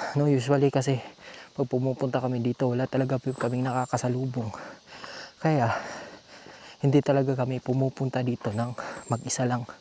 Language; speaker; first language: Filipino; non-native, local second language; Cebuano